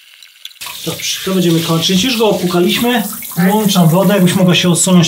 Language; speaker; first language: Polish; native; Polish